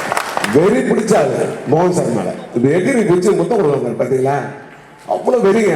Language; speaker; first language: Tamil; native; Tamil